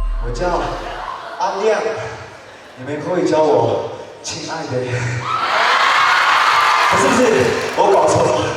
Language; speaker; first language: Chinese; non-native, learner; Burmese